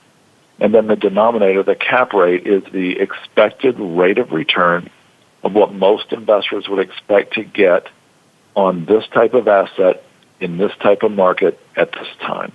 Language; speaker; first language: English; native; English